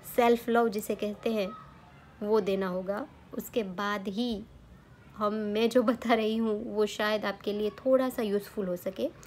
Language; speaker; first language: Hindi; non-native, local second language; Gujarati